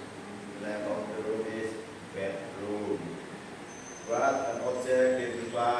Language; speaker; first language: English; non-native, learner; Indonesian